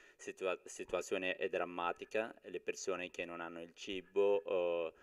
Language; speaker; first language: Italian; non-native, fluent; Persian